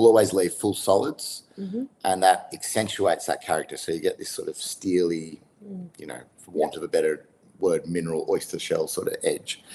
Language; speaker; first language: English; native; English